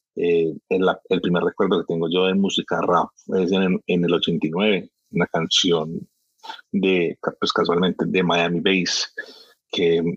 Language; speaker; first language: Spanish; early bilingual, heritage; Spanish